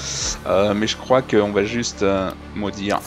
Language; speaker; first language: French; native; French